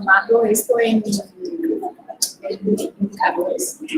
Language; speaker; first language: Spanish; non-native, fluent; Portuguese